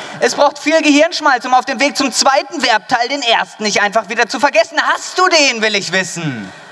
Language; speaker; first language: German; native; German